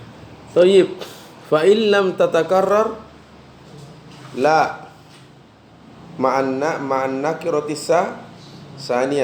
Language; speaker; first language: Arabic; non-native, fluent; Indonesian